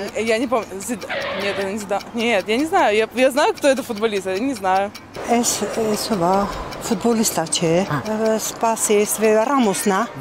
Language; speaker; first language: Russian; non-native, local second language; Armenian